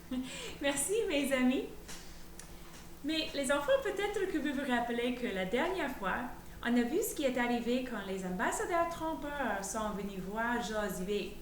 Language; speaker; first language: French; native; French